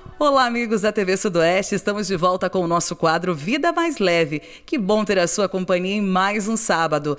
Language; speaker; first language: Portuguese; native; Portuguese